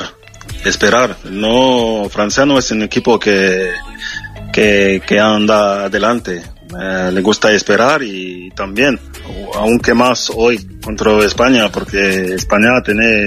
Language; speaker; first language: Spanish; non-native, fluent; French